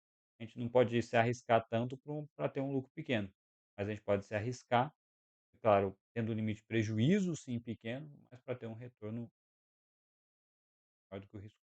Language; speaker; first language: Portuguese; native; Portuguese